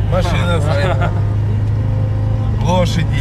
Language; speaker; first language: Russian; non-native, local second language; Ingush